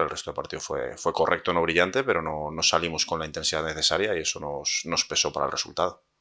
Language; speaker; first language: Spanish; native; Spanish